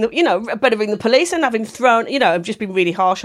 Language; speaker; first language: English; native; English